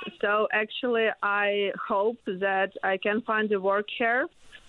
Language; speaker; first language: English; non-native, learner; Ukrainian